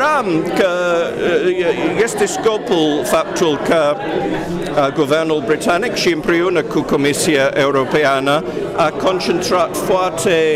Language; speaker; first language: Romanian; non-native, fluent; English